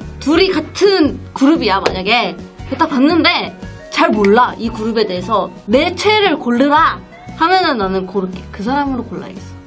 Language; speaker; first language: Korean; native; Korean